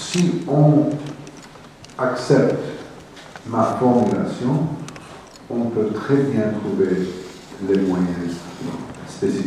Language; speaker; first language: French; non-native, fluent; English